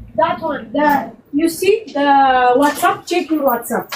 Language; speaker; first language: English; non-native, learner; Amharic